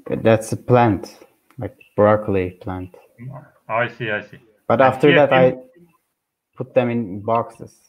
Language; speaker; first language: English; non-native, learner; Turkish